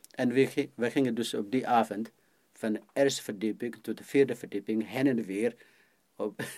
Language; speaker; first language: Dutch; non-native, fluent; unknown